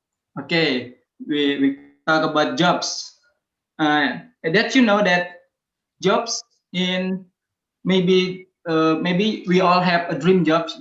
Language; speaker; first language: English; non-native, learner; Indonesian